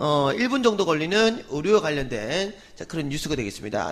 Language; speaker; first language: Korean; native; Korean